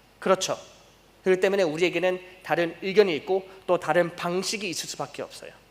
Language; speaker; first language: Korean; early bilingual, heritage; Korean